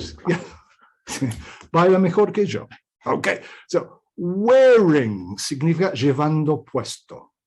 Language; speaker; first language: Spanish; non-native, fluent; English